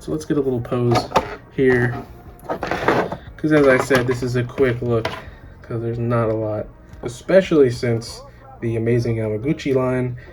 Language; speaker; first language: English; native; English